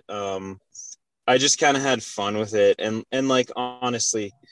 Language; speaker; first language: English; native; English